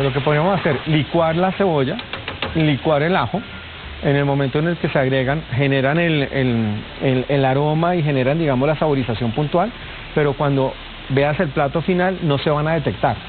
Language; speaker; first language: Spanish; native; Spanish